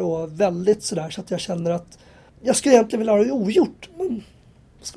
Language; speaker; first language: Swedish; native; Swedish